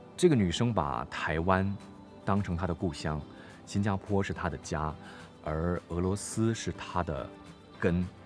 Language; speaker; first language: Chinese; native; Chinese